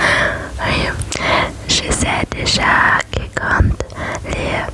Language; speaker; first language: French; non-native, learner; German